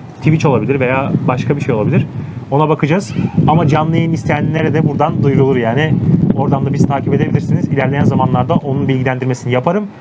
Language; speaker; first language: Turkish; native; Turkish